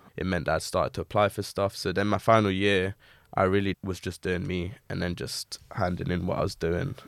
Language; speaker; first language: English; native; English